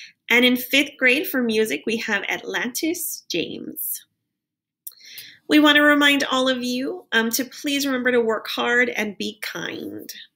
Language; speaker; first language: English; native; English